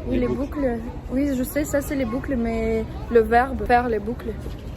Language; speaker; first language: French; non-native, fluent; Russian